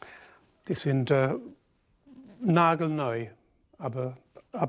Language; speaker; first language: German; non-native, fluent; English